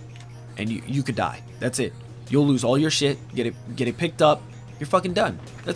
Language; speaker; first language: English; native; English